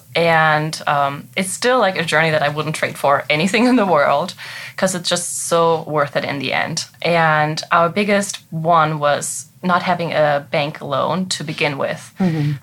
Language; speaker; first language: English; non-native, fluent; German